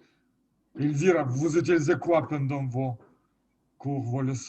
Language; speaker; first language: French; non-native, fluent; Lithuanian